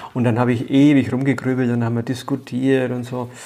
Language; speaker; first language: German; native; German